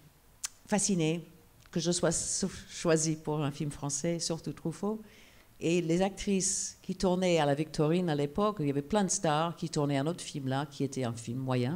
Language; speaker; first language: French; non-native, fluent; English